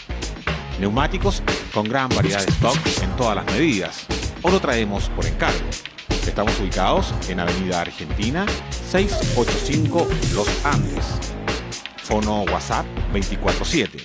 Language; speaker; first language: Spanish; native; Spanish